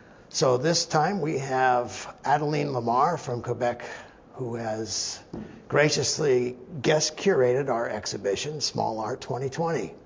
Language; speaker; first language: English; native; English